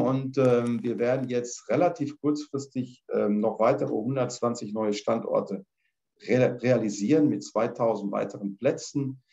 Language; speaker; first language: German; native; German